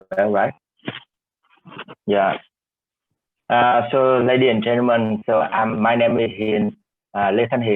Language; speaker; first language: English; non-native, fluent; Vietnamese